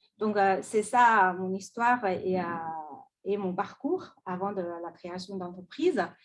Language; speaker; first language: French; non-native, fluent; Chinese